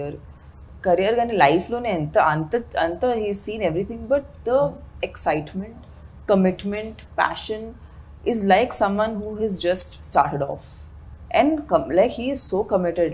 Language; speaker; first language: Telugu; non-native, fluent; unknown